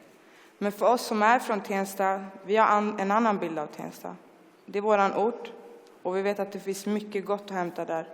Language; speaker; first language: Swedish; early bilingual, other home language; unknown